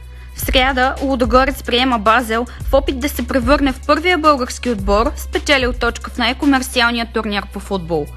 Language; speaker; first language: Bulgarian; native; Bulgarian